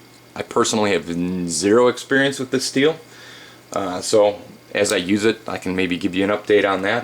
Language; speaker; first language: English; native; English